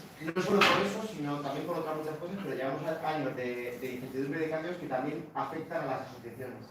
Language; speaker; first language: Spanish; native; Spanish